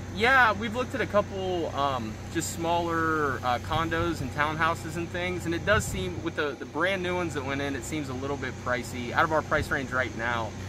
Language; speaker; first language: English; native; English